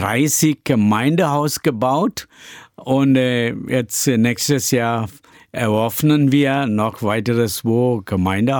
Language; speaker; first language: German; non-native, learner; Tamil